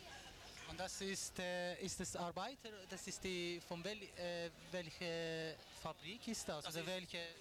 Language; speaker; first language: German; non-native, learner; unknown